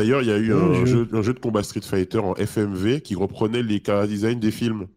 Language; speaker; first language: French; native; French